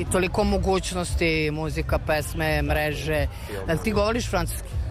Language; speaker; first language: Serbian; native; Serbian